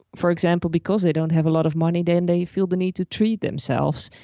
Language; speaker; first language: English; non-native, fluent; Dutch